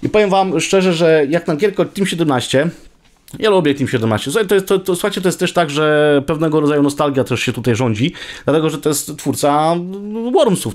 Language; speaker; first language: Polish; native; Polish